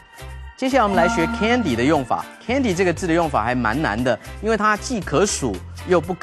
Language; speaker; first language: Chinese; native; Chinese